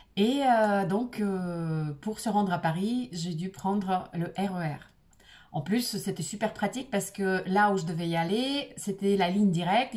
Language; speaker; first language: French; non-native, fluent; Russian